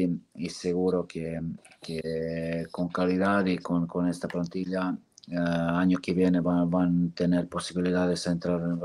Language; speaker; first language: Spanish; non-native, fluent; Serbian